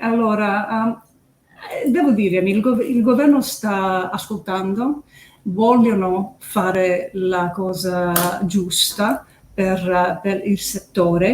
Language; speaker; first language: Italian; early bilingual, heritage; English